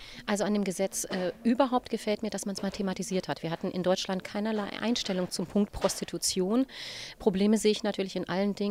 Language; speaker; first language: German; native; German